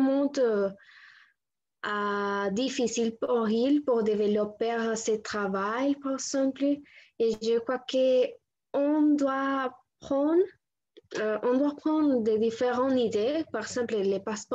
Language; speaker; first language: French; non-native, learner; Spanish